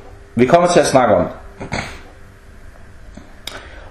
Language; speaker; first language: Danish; non-native, fluent; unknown